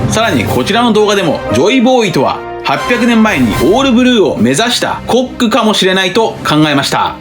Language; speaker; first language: Japanese; native; Japanese